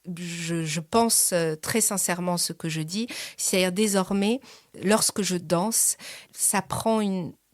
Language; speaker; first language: French; early bilingual, other home language; Persian